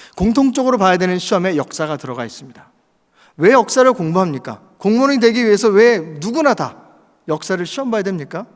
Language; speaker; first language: Korean; native; Korean